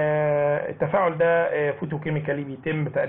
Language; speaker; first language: Arabic; native; Arabic